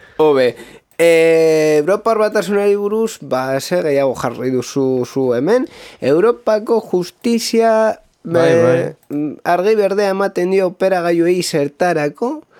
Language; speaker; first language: Basque; non-native, local second language; Spanish